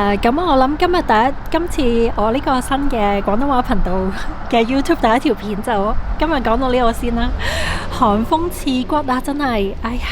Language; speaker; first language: Cantonese; early bilingual, heritage; Cantonese